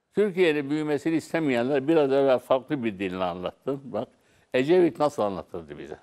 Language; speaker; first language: Turkish; non-native, local second language; Arabic